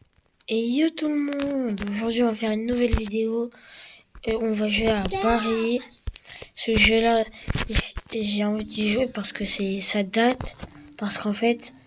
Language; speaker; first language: French; native; French